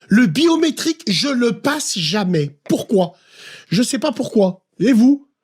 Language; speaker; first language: French; native; French